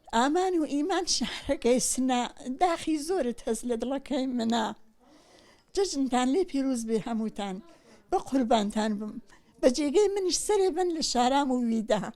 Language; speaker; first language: Central Kurdish; native; Central Kurdish